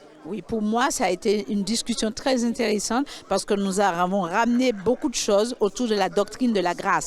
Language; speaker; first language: French; native; French